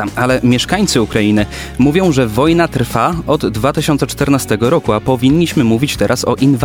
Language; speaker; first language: Polish; native; Polish